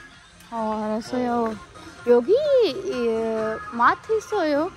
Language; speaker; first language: Korean; non-native, learner; Urdu